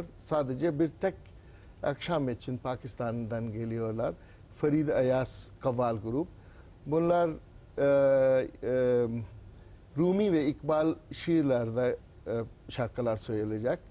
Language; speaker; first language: Turkish; non-native, learner; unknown